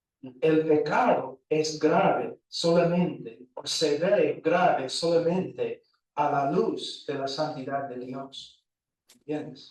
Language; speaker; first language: Spanish; non-native, fluent; English